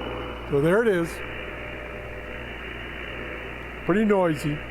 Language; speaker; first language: English; native; English